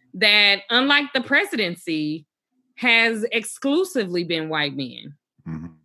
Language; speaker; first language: English; native; English